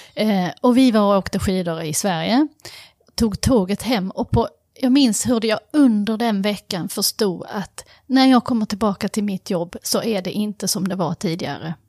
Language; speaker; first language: Swedish; native; Swedish